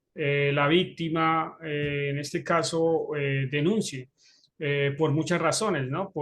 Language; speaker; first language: Spanish; native; Spanish